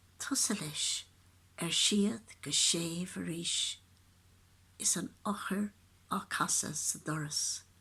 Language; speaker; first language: Irish; native; Irish